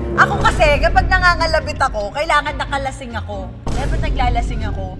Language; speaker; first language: Filipino; native; Filipino